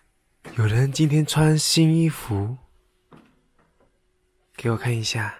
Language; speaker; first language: Chinese; native; Chinese